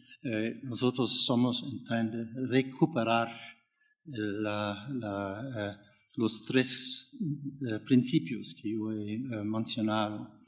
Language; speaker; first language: Spanish; non-native, fluent; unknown